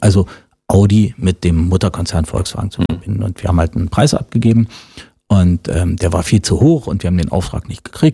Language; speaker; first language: German; native; German